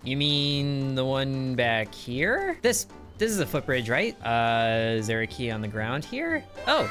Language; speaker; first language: English; native; English